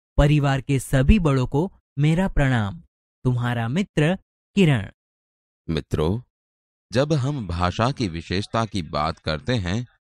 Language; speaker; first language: Hindi; non-native, local second language; Gujarati